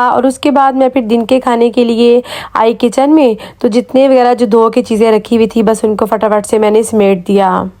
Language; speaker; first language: Urdu; native; Urdu